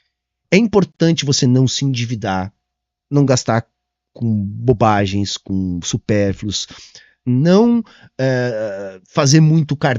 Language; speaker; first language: Portuguese; native; Portuguese